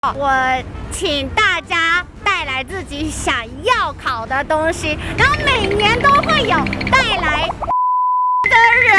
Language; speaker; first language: Chinese; non-native, fluent; Japanese